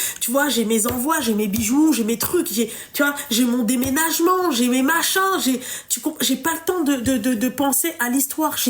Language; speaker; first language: French; native; French